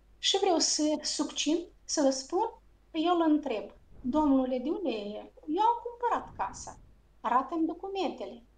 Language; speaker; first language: Romanian; native; Romanian